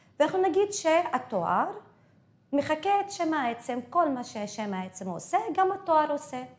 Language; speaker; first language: Hebrew; non-native, local second language; Arabic